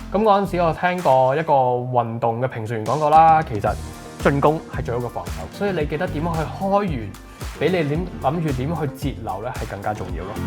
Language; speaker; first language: Cantonese; early bilingual, other home language; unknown